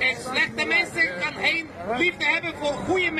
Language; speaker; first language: Dutch; non-native, learner; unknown